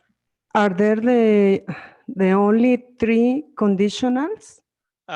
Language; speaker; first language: English; non-native, learner; Spanish